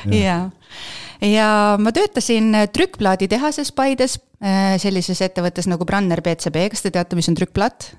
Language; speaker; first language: Estonian; native; Estonian